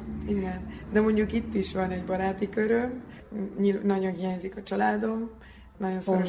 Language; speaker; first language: Hungarian; early bilingual, heritage; Hungarian